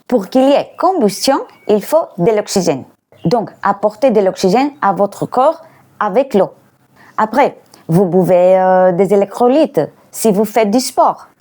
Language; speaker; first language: French; non-native, fluent; Greek